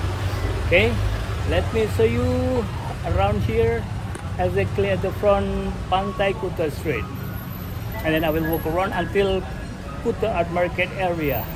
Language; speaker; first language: English; non-native, learner; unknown